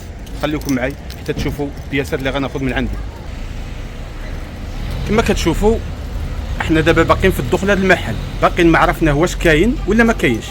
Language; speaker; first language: Arabic; native; Arabic